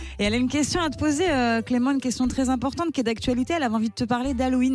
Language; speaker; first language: French; native; French